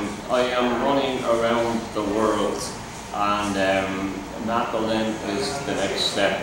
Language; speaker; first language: English; non-native, fluent; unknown